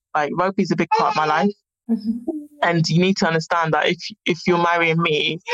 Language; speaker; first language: English; native; English